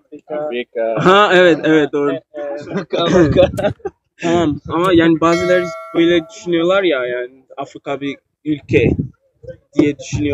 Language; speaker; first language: Turkish; non-native, learner; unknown